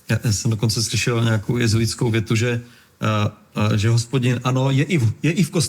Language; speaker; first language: Czech; native; Czech